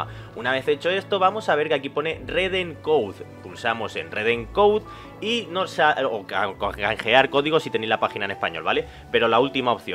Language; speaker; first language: Spanish; native; Spanish